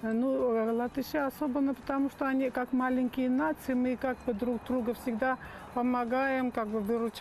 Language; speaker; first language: Russian; non-native, local second language; Armenian